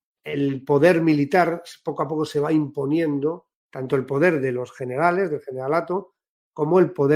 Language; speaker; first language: Spanish; native; Spanish